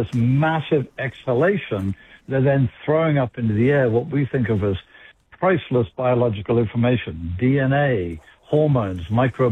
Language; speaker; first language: English; native; English